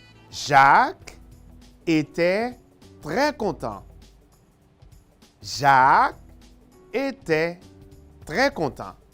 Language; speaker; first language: French; non-native, fluent; Spanish